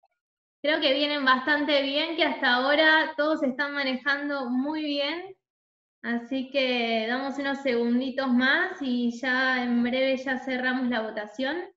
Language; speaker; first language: Spanish; native; Spanish